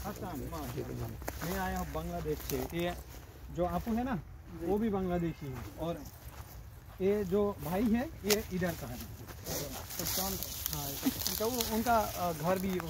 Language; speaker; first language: Hindi; non-native, learner; Bangla